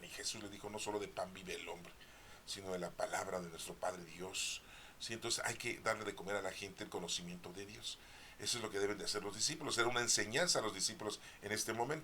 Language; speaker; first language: Spanish; native; Spanish